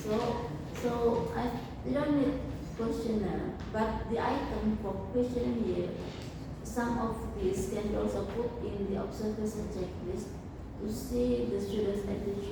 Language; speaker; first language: English; non-native, fluent; Indonesian